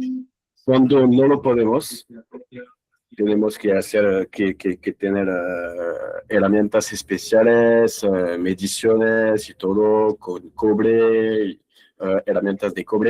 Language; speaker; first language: Spanish; non-native, fluent; French